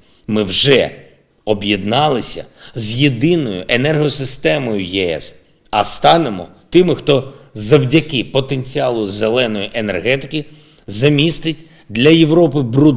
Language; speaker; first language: Ukrainian; non-native, local second language; Russian